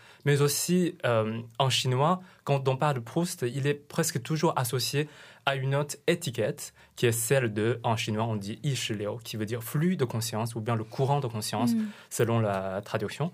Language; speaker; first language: French; non-native, fluent; Chinese